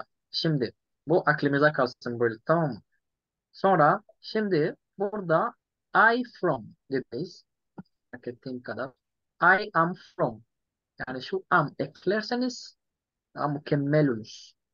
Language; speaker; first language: Turkish; non-native, fluent; Yoruba